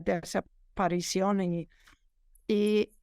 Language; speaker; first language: Spanish; non-native, fluent; English